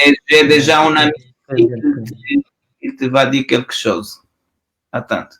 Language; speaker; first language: French; non-native, learner; Portuguese